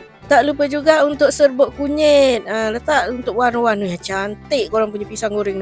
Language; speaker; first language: Malay; native; Malay